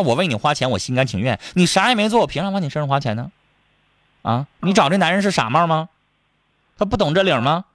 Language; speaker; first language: Chinese; native; Chinese